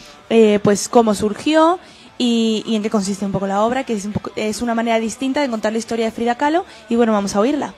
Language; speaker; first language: Spanish; native; Spanish